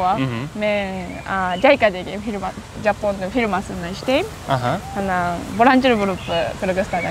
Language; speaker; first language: Kyrgyz; non-native, learner; Japanese